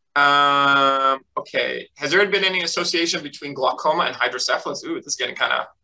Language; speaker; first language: English; native; English